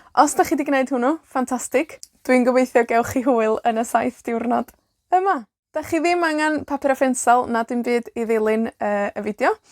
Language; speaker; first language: Welsh; native; Welsh